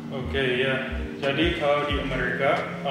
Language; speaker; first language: Indonesian; early bilingual, heritage; English